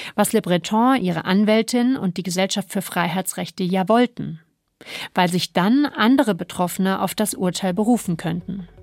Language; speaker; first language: German; native; German